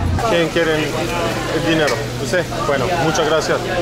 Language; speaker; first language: Spanish; non-native, learner; English